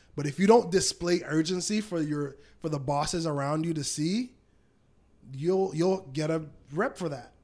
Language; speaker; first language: English; native; English